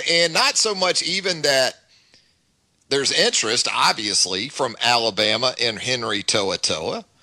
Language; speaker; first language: English; native; English